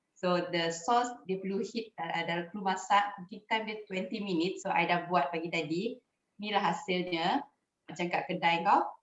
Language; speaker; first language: Malay; native; Malay